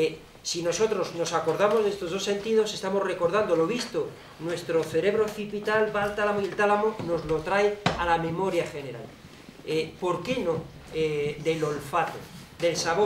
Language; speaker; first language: Spanish; native; Spanish